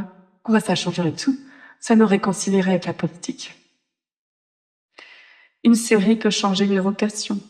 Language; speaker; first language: French; native; French